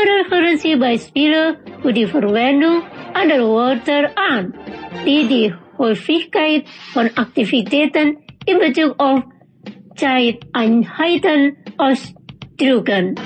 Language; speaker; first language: German; non-native, fluent; Indonesian